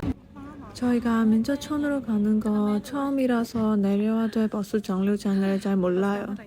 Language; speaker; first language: Korean; non-native, fluent; Burmese